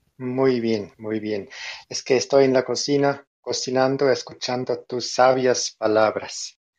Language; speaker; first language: Spanish; non-native, fluent; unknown